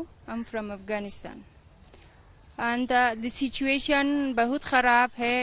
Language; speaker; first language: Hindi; non-native, learner; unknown